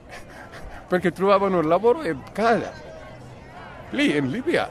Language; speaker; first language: Italian; non-native, fluent; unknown